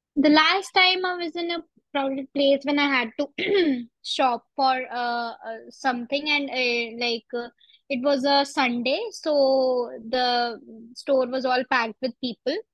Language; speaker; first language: English; non-native, local second language; Punjabi